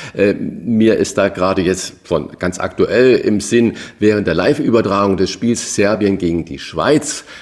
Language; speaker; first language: German; early bilingual, other home language; Portuguese